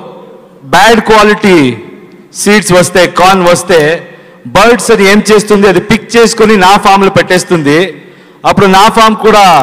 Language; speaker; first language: Telugu; non-native, learner; Kannada